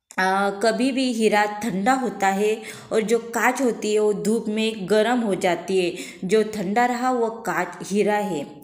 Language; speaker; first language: Hindi; non-native, local second language; Marathi